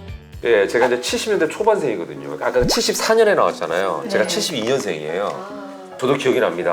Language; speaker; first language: Korean; native; Korean